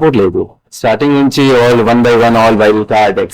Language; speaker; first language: Telugu; non-native, learner; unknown